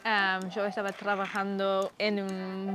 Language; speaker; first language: Spanish; non-native, learner; English